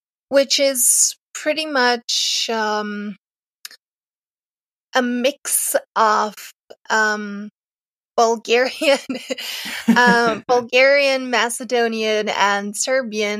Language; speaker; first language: English; non-native, fluent; Serbian